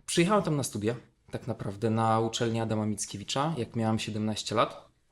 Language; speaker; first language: Polish; non-native, fluent; Belarusian